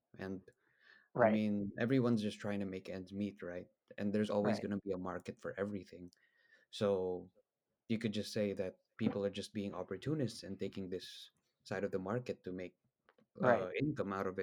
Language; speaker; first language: English; non-native, local second language; Filipino